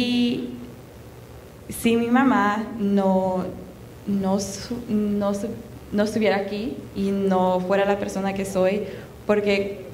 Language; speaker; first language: Spanish; early bilingual, heritage; Spanish